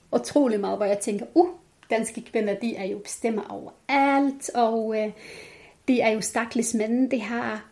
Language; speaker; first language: Danish; non-native, fluent; Arabic